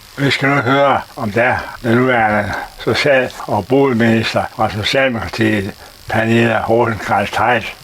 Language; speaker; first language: Danish; native; Danish